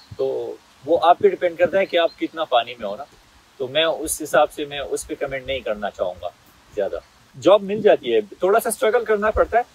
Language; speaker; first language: Hindi; non-native, local second language; Pashto